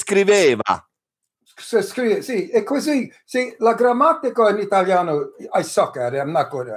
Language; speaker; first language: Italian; early bilingual, heritage; English